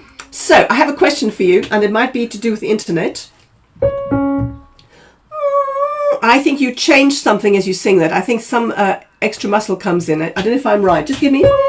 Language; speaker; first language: English; native; English